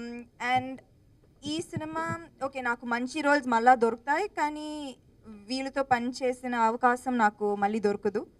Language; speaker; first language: Telugu; non-native, local second language; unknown